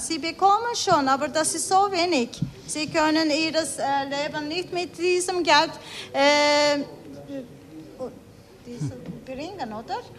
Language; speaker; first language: German; non-native, learner; Turkish